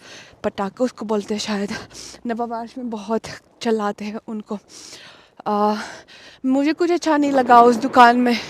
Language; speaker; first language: Hindi; non-native, fluent; Russian